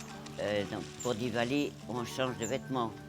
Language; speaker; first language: French; non-native, local second language; Morisyen